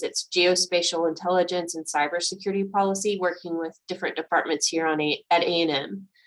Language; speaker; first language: English; native; English